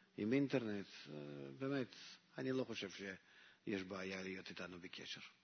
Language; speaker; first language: Hebrew; non-native, fluent; Russian